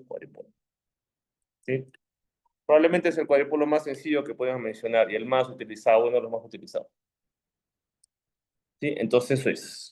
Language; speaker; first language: Spanish; native; Spanish